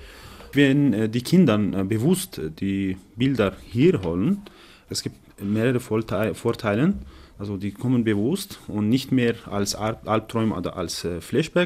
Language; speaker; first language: German; non-native, fluent; Arabic